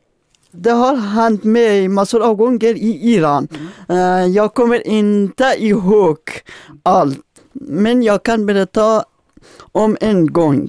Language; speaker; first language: Swedish; non-native, learner; Persian